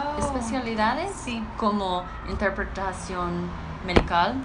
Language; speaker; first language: Spanish; non-native, learner; English